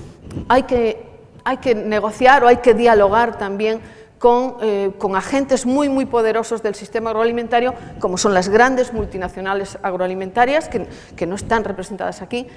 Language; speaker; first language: Spanish; native; Spanish